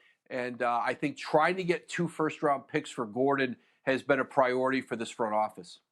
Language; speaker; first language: English; native; English